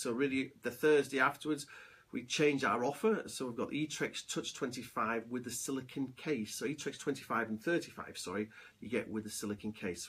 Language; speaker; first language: English; native; English